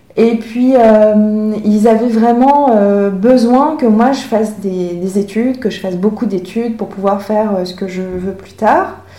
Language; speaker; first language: French; early bilingual, other home language; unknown